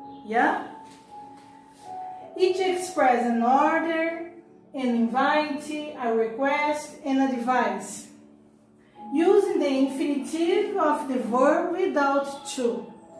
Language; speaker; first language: English; non-native, learner; Portuguese